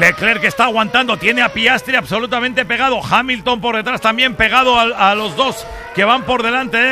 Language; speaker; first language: Spanish; native; Spanish